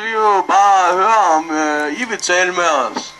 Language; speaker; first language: Danish; native; Danish